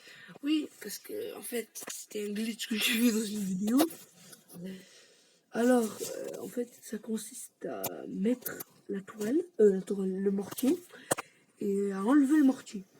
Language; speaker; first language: French; native; French